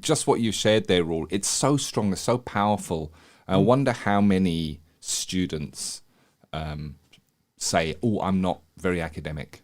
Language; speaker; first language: English; native; English